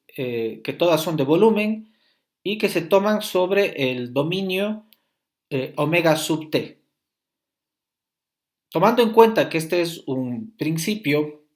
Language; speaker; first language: Spanish; native; Spanish